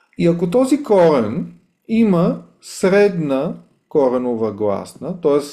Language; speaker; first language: Bulgarian; native; Bulgarian